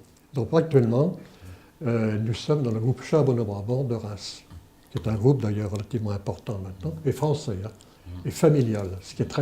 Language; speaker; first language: French; native; French